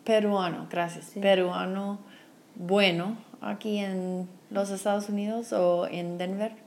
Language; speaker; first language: Spanish; non-native, fluent; English